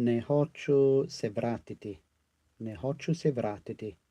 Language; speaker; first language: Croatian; non-native, learner; English